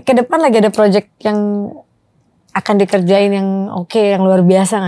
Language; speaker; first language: Indonesian; native; Indonesian